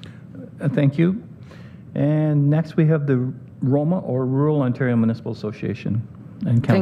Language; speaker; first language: English; native; English